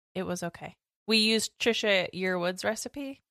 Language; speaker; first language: English; native; English